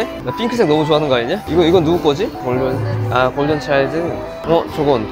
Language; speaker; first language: Korean; native; Korean